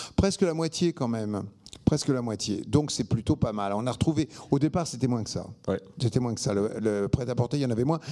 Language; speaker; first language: French; native; French